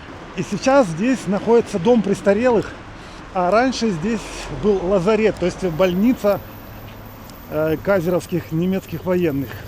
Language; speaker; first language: Russian; native; Russian